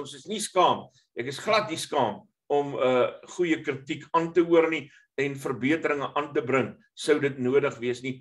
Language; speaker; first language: Afrikaans; native; Afrikaans